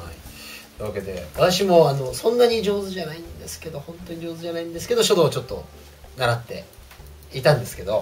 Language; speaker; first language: Japanese; native; Japanese